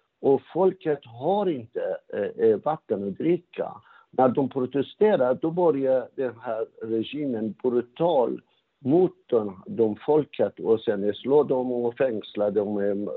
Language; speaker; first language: Swedish; non-native, fluent; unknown